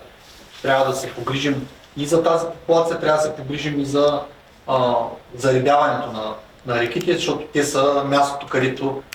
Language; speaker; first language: Bulgarian; native; Bulgarian